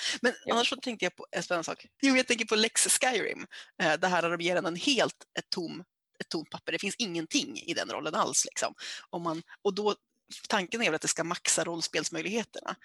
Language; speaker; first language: Swedish; native; Swedish